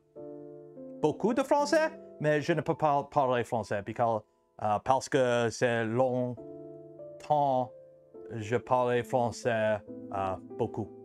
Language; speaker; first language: French; non-native, learner; English